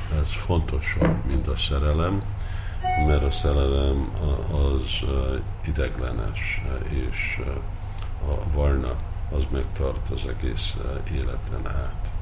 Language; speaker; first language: Hungarian; early bilingual, heritage; Hungarian